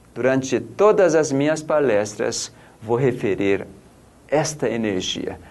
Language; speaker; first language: Portuguese; non-native, fluent; Korean